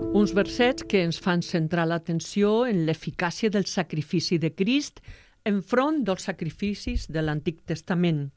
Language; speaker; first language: Catalan; native; Catalan